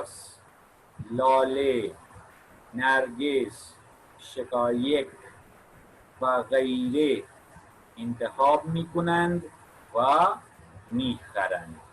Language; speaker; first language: Persian; non-native, fluent; Urdu